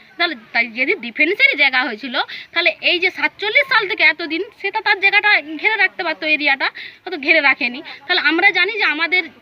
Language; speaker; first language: Bangla; native; Bangla